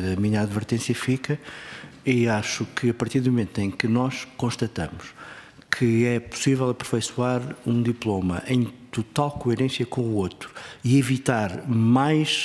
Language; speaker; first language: Portuguese; native; Portuguese